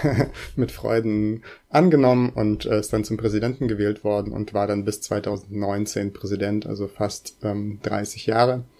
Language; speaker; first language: German; early bilingual, other home language; Russian